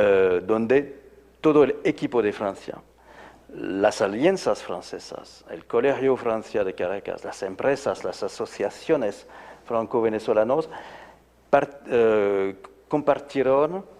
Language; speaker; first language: Spanish; non-native, fluent; French